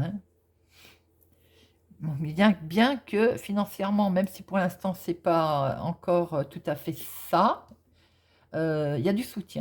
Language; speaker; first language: French; native; French